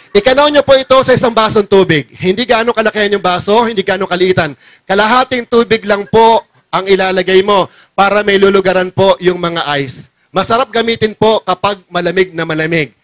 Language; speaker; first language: Filipino; non-native, local second language; Bikol